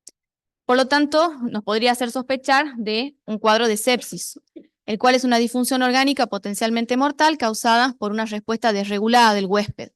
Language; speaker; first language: Spanish; native; Spanish